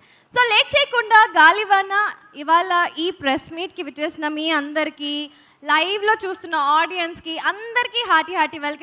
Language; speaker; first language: Telugu; native; Telugu